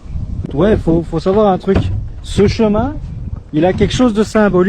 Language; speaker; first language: French; native; French